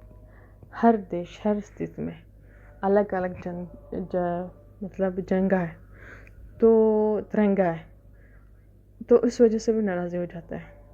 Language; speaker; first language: Hindi; non-native, fluent; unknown